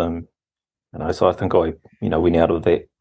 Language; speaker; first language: English; native; English